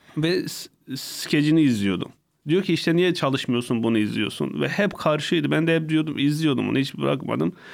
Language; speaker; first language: Turkish; non-native, local second language; Kurdish